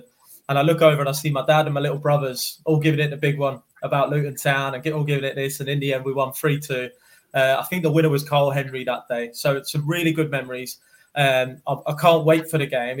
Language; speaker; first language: English; native; English